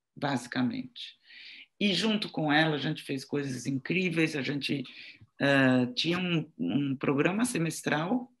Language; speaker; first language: Portuguese; non-native, fluent; French